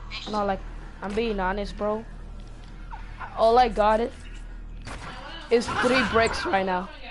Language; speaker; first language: English; early bilingual, other home language; Spanish